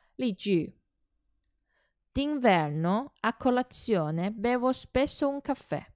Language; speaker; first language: Italian; non-native, fluent; Chinese